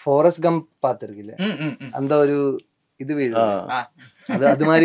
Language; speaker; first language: Tamil; non-native, learner; Malayalam